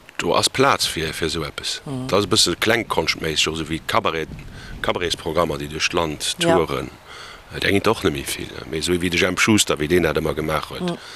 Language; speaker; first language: Luxembourgish; native; Luxembourgish